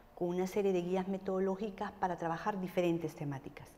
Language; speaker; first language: Spanish; native; Spanish